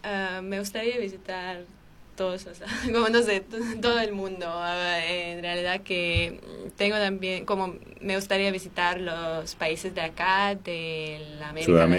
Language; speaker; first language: Spanish; non-native, fluent; Armenian